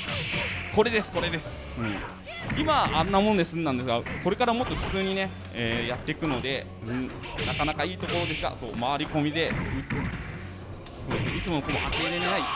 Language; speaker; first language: Japanese; native; Japanese